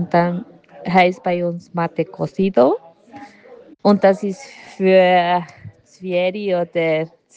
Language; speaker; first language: German; non-native, learner; Spanish